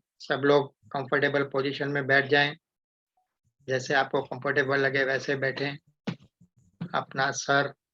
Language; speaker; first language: Hindi; native; Hindi